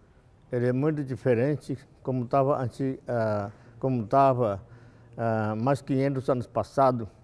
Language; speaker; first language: Portuguese; non-native, local second language; Yanomámi